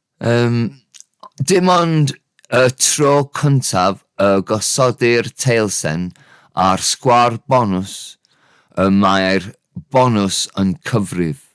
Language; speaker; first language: Welsh; non-native, local second language; English